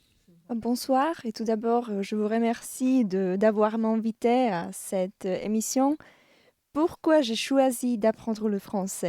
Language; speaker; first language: French; non-native, fluent; Slovak